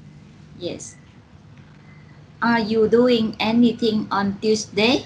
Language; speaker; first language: English; non-native, learner; Vietnamese